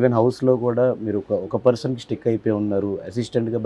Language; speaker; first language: Telugu; native; Telugu